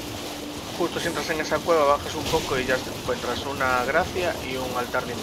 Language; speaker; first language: Spanish; native; Spanish